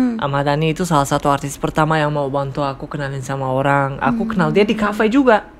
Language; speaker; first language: Indonesian; non-native, fluent; Tajik